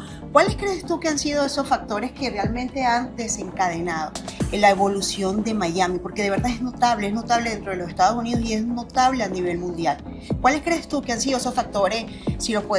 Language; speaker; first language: Spanish; native; Spanish